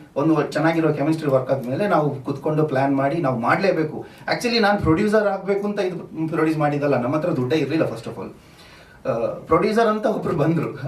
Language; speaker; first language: Kannada; non-native, local second language; Tulu